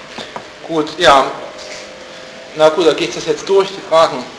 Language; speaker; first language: German; native; German